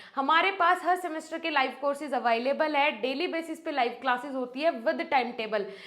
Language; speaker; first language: Hindi; native; Hindi